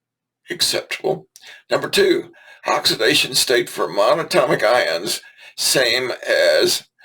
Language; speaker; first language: English; native; English